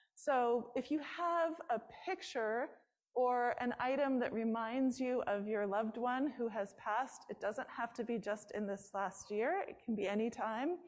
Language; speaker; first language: English; native; English